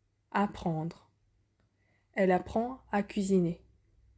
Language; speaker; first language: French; non-native, fluent; Korean